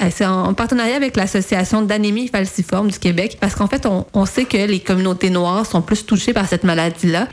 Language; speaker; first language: French; native; French